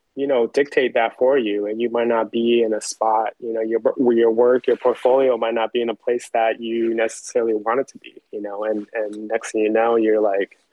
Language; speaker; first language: English; early bilingual, other home language; Chinese